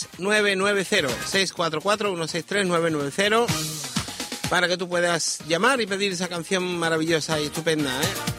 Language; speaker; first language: Spanish; native; Spanish